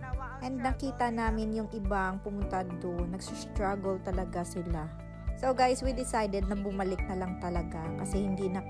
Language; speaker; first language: Filipino; non-native, local second language; Hiligaynon